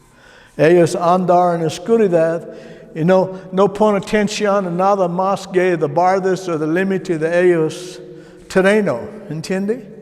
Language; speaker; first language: Spanish; non-native, learner; English